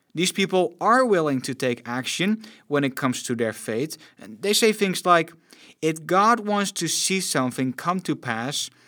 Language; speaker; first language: English; non-native, fluent; Dutch